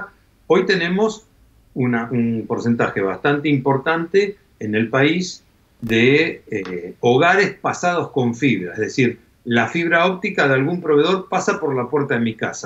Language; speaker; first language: Spanish; native; Spanish